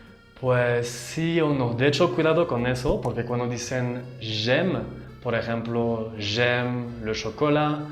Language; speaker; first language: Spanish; non-native, fluent; French